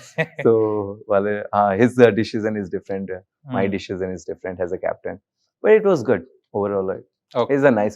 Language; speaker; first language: Telugu; non-native, learner; Hindi